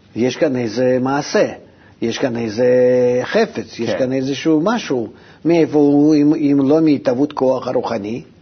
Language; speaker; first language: Hebrew; non-native, fluent; Russian